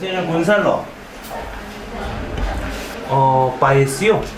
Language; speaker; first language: Spanish; non-native, learner; Korean